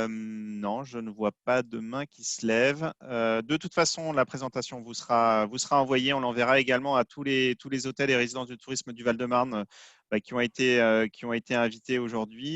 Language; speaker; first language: French; native; French